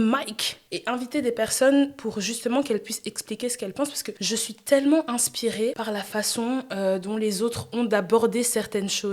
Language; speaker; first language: French; native; French